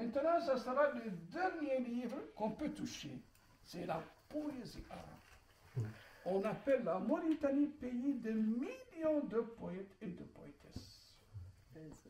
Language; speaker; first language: French; non-native, local second language; Arabic